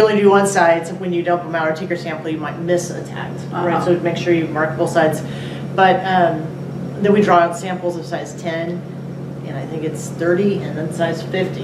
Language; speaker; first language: English; native; English